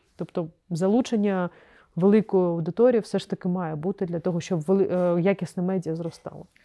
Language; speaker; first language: Ukrainian; non-native, local second language; Crimean Tatar